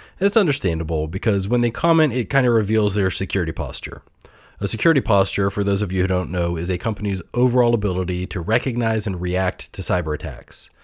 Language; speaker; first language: English; native; English